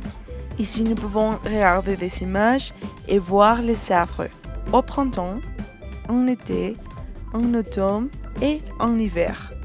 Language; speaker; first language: French; non-native, fluent; Spanish